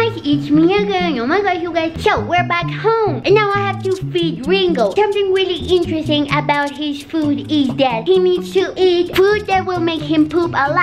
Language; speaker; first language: English; non-native, fluent; Spanish